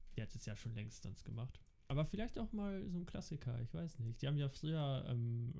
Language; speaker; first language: German; early bilingual, other home language; Dutch